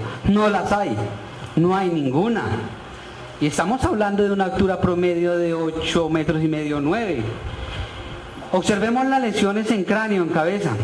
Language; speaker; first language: Spanish; native; Spanish